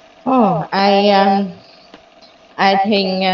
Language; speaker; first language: English; non-native, learner; Vietnamese